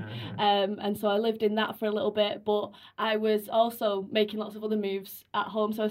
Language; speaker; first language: English; native; English